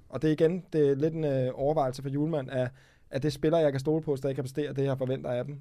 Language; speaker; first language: Danish; native; Danish